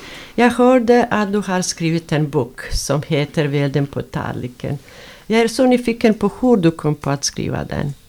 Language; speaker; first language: Swedish; non-native, fluent; Bosnian